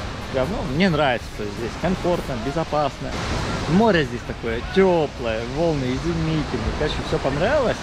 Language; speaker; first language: Russian; native; Russian